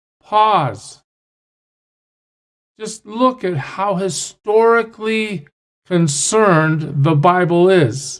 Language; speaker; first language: English; native; English